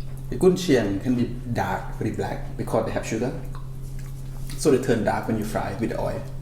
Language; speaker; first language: English; non-native, learner; Thai